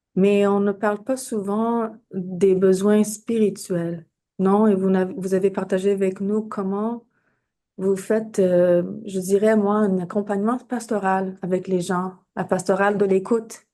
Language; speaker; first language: French; non-native, fluent; English